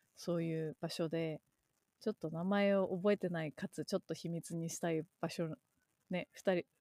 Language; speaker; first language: Japanese; native; Japanese